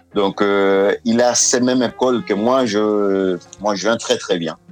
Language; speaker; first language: French; non-native, fluent; Spanish